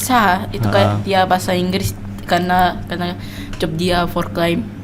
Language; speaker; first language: Indonesian; non-native, local second language; English